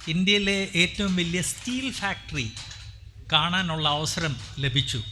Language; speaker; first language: Malayalam; non-native, local second language; Hindi